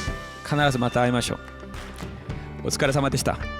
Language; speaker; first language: Japanese; non-native, fluent; Korean